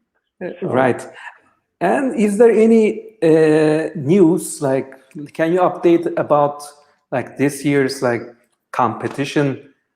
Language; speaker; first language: English; non-native, fluent; Turkish